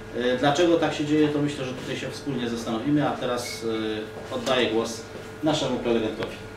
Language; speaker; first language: Polish; native; Polish